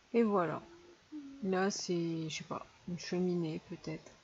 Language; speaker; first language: French; native; French